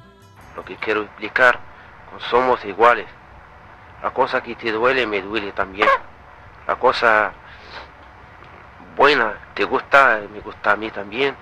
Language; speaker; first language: Spanish; non-native, learner; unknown